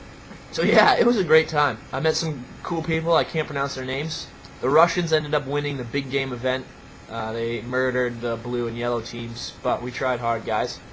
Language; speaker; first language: English; native; English